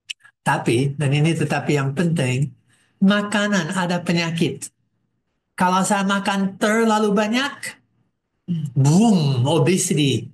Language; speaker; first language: Indonesian; non-native, fluent; English